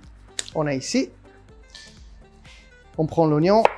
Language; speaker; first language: French; non-native, learner; Italian